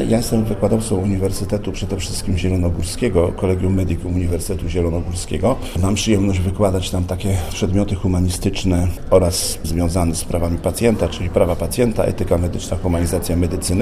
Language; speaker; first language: Polish; native; Polish